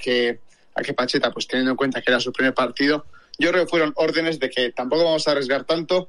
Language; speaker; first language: Spanish; native; Spanish